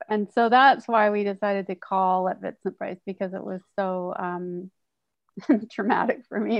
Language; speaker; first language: English; native; English